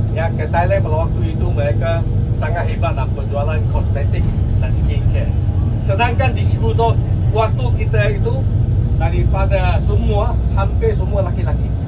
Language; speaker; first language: Malay; non-native, local second language; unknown